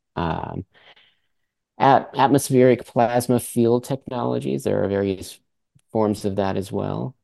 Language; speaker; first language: English; early bilingual, other home language; French